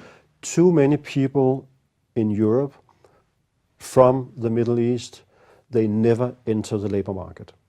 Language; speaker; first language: English; non-native, fluent; Danish